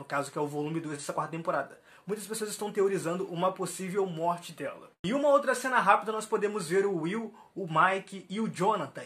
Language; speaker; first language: Portuguese; native; Portuguese